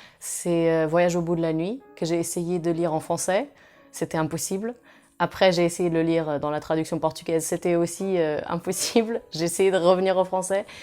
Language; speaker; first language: French; non-native, fluent; Portuguese